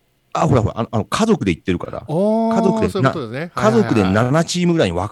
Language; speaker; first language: Japanese; native; Japanese